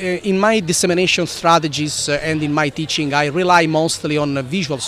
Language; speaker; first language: English; non-native, fluent; Italian